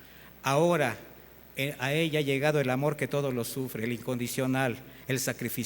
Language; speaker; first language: Spanish; native; Spanish